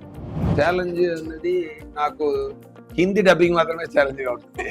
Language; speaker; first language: Telugu; non-native, fluent; Tamil